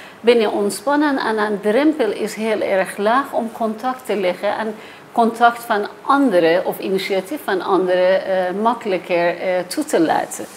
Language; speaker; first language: Dutch; non-native, fluent; Persian